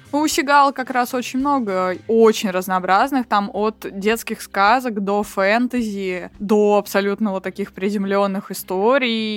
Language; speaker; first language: Russian; native; Russian